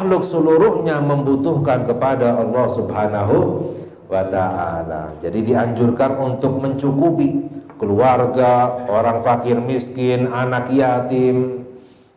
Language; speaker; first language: Indonesian; native; Indonesian